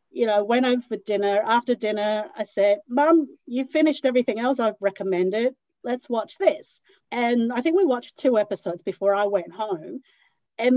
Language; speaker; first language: English; non-native, local second language; Cantonese